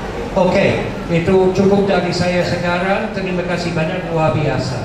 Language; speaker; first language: Indonesian; non-native, learner; English